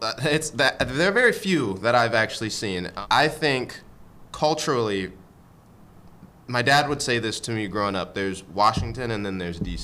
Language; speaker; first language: English; native; English